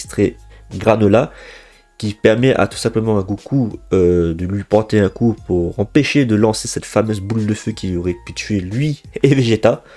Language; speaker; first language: French; native; French